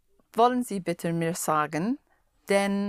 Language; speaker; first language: German; non-native, learner; English